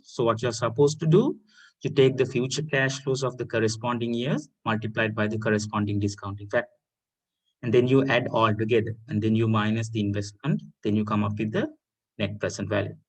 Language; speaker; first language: English; non-native, local second language; Sinhala